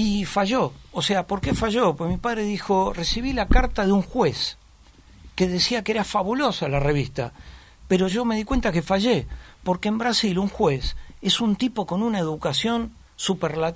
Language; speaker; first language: Spanish; native; Spanish